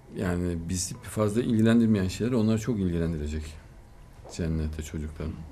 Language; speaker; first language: Turkish; native; Turkish